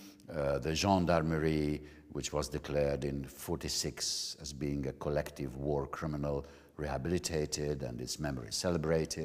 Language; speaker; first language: English; non-native, fluent; Hungarian